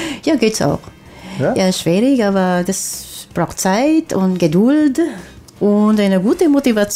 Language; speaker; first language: German; non-native, fluent; Hungarian